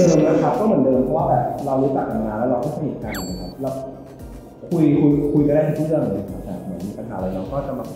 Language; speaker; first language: Thai; native; Thai